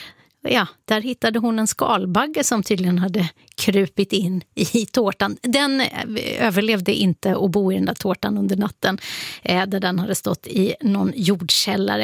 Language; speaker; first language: Swedish; native; Swedish